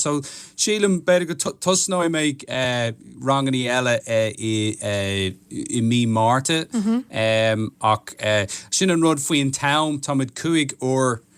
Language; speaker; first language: Irish; non-native, local second language; English